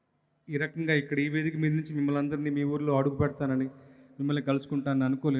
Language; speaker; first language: Telugu; native; Telugu